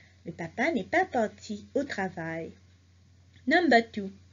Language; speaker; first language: French; non-native, local second language; Morisyen